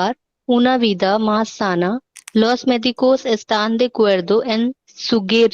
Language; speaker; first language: Spanish; non-native, learner; Hindi